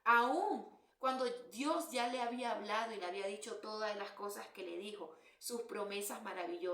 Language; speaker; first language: Spanish; native; Spanish